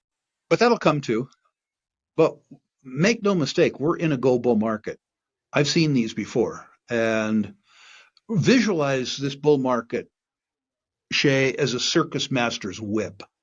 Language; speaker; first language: English; native; English